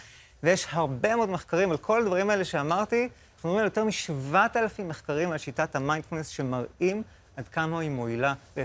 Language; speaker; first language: Hebrew; native; Hebrew